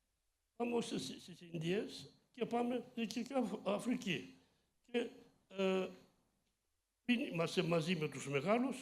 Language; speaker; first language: Greek; early bilingual, heritage; Greek